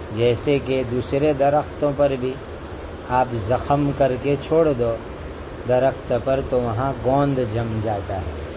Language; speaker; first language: Urdu; non-native, local second language; Gujarati